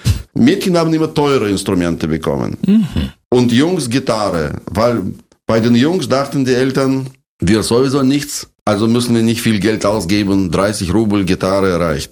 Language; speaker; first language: German; non-native, fluent; Russian